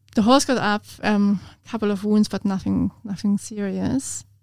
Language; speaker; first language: English; non-native, fluent; German